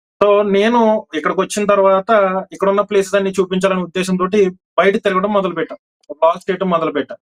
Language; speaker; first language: Telugu; native; Telugu